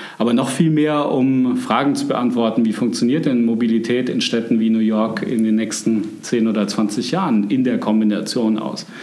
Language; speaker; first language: German; native; German